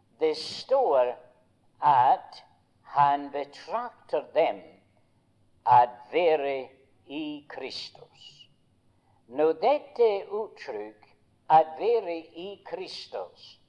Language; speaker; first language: Norwegian; early bilingual, heritage; Norwegian